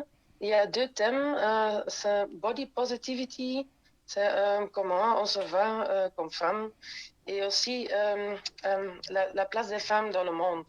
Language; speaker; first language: French; non-native, local second language; Dutch